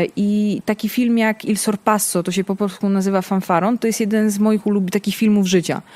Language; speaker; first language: Polish; early bilingual, other home language; Italian